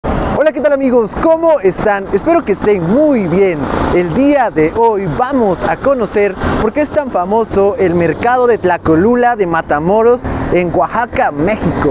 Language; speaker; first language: Spanish; native; Spanish